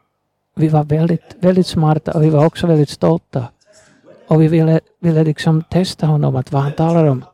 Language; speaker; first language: Swedish; non-native, fluent; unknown